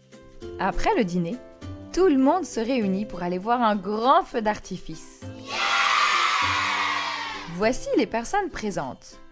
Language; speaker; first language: French; native; French